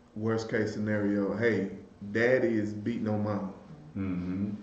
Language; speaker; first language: English; native; English